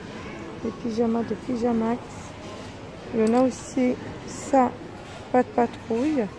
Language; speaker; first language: French; native; French